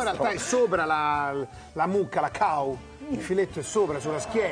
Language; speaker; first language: Italian; native; Italian